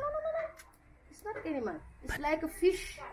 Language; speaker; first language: English; non-native, learner; Wolof